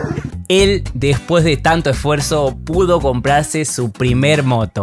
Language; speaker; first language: Spanish; native; Spanish